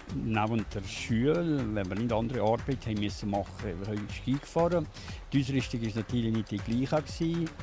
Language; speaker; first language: German; native; German